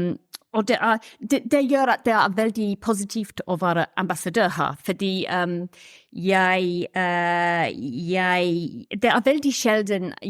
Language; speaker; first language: Norwegian; non-native, fluent; English